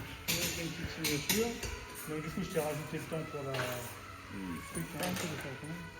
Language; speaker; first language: French; native; French